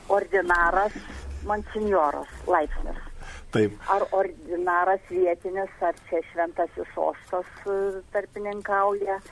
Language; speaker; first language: Lithuanian; native; Lithuanian